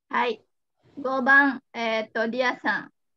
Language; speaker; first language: Japanese; non-native, fluent; Indonesian